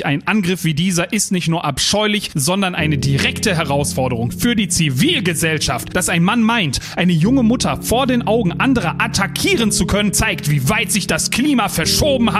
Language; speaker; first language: German; native; German